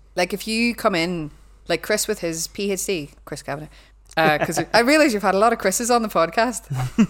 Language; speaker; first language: English; native; English